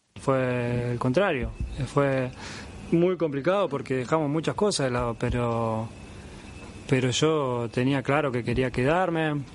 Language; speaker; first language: Spanish; native; Spanish